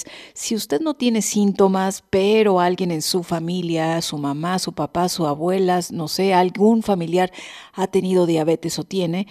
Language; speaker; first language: Spanish; native; Spanish